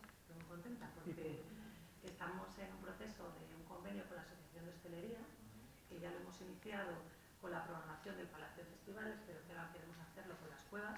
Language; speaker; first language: Spanish; native; Spanish